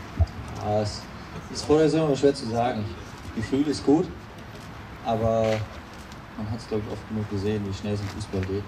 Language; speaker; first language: German; native; German